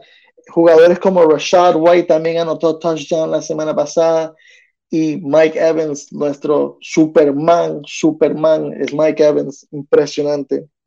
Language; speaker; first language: Spanish; early bilingual, heritage; Spanish